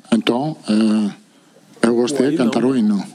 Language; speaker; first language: Portuguese; non-native, learner; Italian